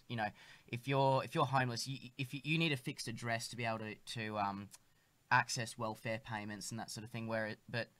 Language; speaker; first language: English; native; English